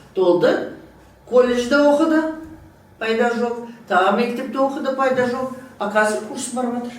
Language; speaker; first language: Kazakh; non-native, local second language; Russian